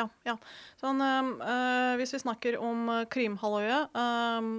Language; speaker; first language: Norwegian; non-native, fluent; Ukrainian